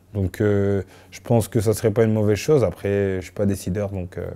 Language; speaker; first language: French; native; French